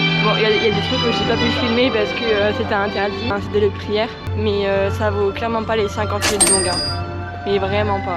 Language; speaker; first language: French; native; French